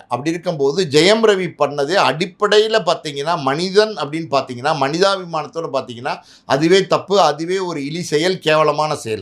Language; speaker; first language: Tamil; native; Tamil